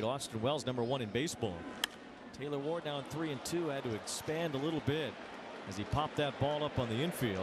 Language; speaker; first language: English; native; English